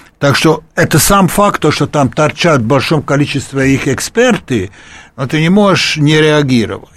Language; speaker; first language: Russian; non-native, fluent; Hungarian